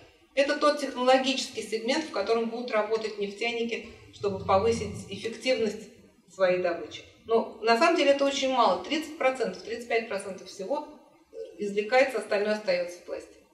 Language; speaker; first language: Russian; native; Russian